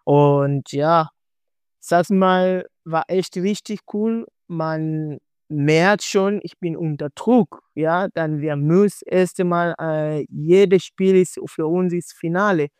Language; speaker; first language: German; non-native, learner; Swahili